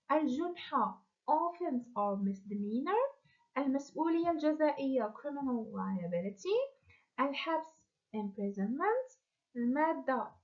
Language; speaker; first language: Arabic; native; Arabic